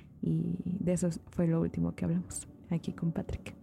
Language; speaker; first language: Spanish; native; Spanish